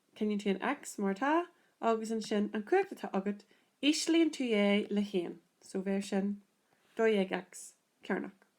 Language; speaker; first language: Irish; native; Irish